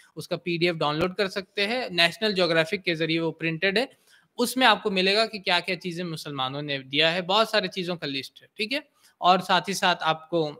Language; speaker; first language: Hindi; native; Hindi